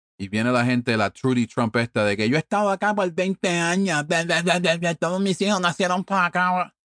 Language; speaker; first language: Spanish; early bilingual, heritage; Spanish